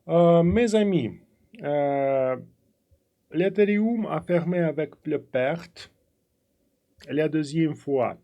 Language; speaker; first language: French; non-native, fluent; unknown